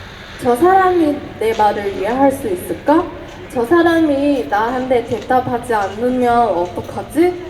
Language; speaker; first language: Korean; non-native, fluent; Chinese